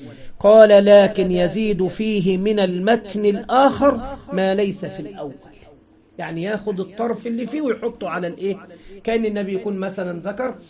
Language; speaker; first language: Arabic; native; Arabic